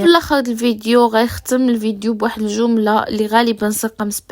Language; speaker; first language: Arabic; native; Arabic